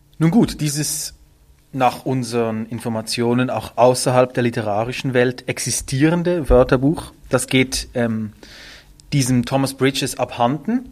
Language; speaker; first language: German; native; German